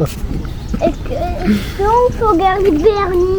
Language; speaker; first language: French; early bilingual, heritage; French